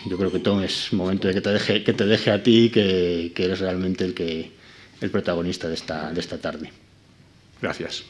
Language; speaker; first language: Spanish; native; Spanish